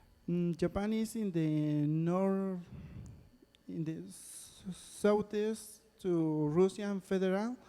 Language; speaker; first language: English; non-native, learner; Spanish